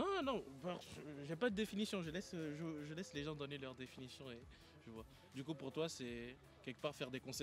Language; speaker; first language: French; native; French